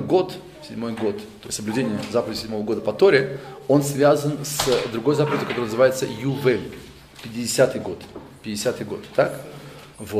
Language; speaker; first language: Russian; native; Russian